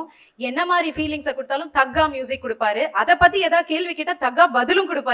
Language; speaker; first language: Tamil; native; Tamil